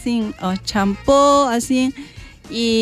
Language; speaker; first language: Spanish; non-native, learner; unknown